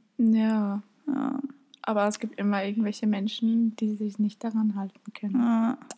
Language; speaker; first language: German; native; German